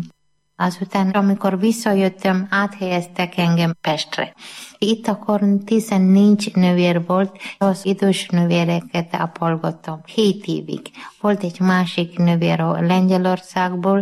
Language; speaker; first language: Hungarian; non-native, learner; Malayalam